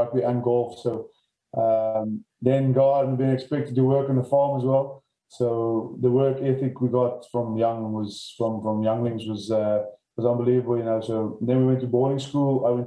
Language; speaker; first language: English; non-native, local second language; Afrikaans